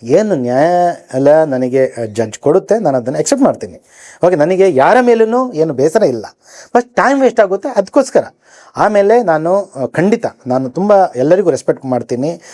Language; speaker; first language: Kannada; native; Kannada